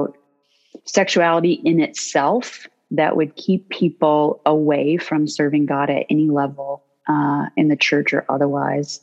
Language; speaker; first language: English; native; English